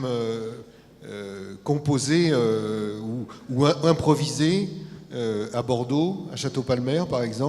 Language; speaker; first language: French; native; French